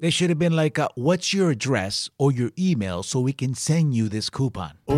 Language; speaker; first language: English; early bilingual, other home language; Spanish